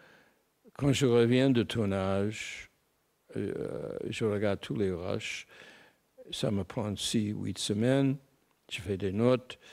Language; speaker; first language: French; non-native, fluent; English